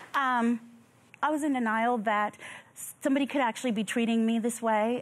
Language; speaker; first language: English; native; English